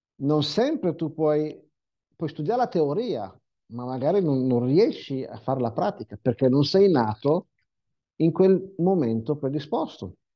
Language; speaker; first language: Italian; non-native, fluent; Hebrew